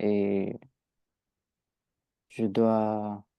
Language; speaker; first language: French; non-native, learner; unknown